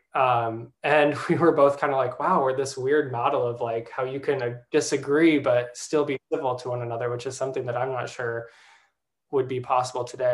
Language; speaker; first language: English; native; English